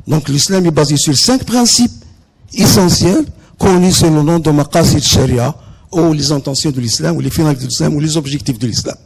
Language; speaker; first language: French; non-native, local second language; Arabic